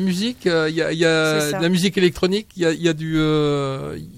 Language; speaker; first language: French; native; French